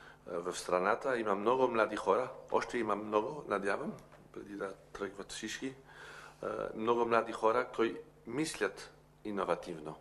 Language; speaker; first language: Bulgarian; non-native, learner; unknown